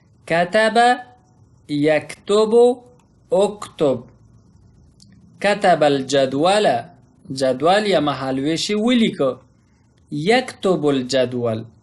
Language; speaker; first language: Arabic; non-native, fluent; Pashto